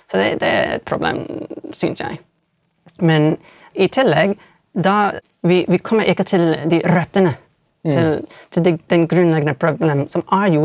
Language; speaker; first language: Norwegian; non-native, fluent; English